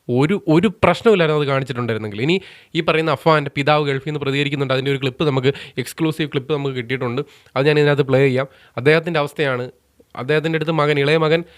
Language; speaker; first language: Malayalam; native; Malayalam